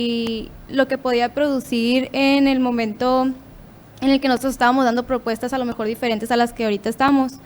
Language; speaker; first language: Spanish; native; Spanish